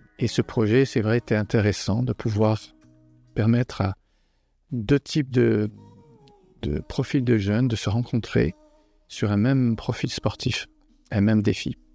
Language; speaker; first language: French; native; French